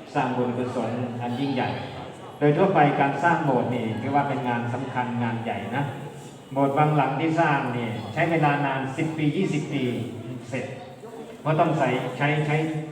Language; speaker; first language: Thai; native; Thai